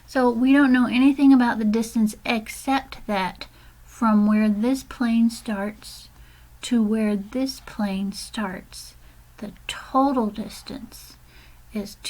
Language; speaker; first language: English; native; English